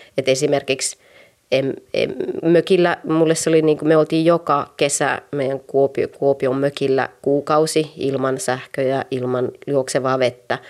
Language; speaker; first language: Finnish; native; Finnish